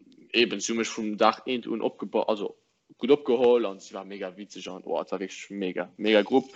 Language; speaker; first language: Luxembourgish; early bilingual, other home language; English